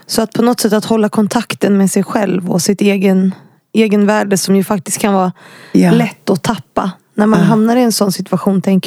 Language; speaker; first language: Swedish; native; Swedish